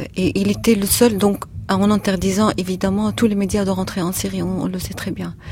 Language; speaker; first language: French; non-native, fluent; Arabic